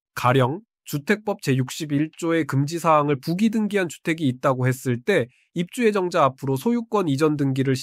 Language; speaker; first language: Korean; native; Korean